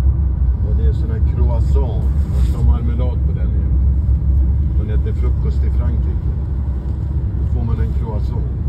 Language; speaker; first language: Swedish; non-native, learner; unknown